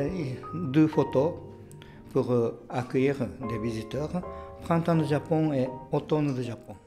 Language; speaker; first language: French; non-native, fluent; Japanese